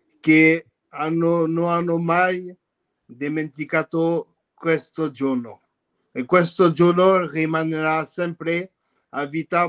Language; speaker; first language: Italian; non-native, fluent; French